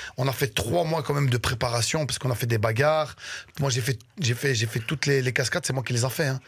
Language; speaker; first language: French; early bilingual, other home language; Arabic